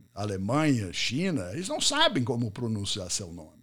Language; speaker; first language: Portuguese; non-native, fluent; English